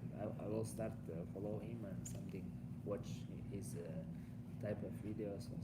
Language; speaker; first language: English; non-native, learner; Russian